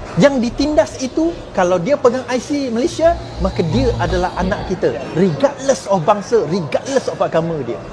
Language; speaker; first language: Malay; non-native, local second language; Chinese